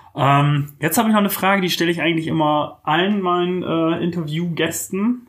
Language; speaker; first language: German; native; German